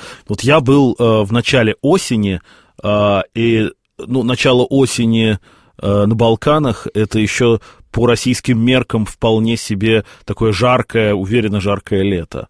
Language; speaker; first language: Russian; native; Russian